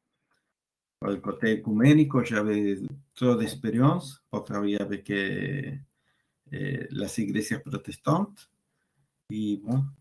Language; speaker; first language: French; non-native, learner; Spanish